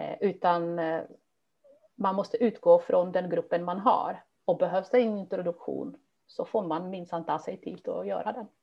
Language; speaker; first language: Swedish; non-native, fluent; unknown